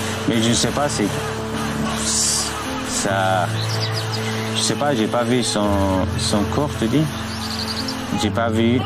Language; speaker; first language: French; non-native, learner; Arabic